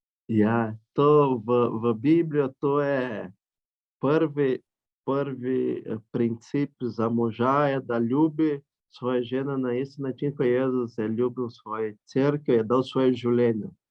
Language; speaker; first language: Slovenian; non-native, learner; Portuguese